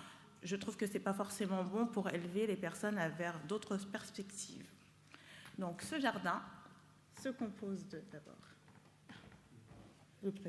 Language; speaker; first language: French; native; French